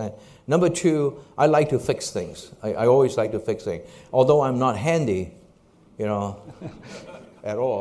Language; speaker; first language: English; non-native, local second language; Cantonese